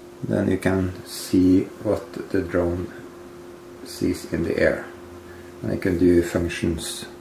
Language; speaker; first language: English; non-native, fluent; Norwegian